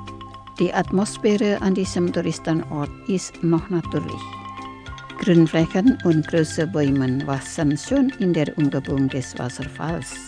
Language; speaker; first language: German; non-native, fluent; Indonesian